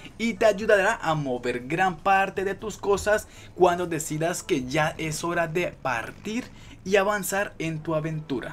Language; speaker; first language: Spanish; native; Spanish